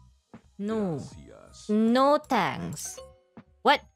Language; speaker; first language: Spanish; non-native, learner; Indonesian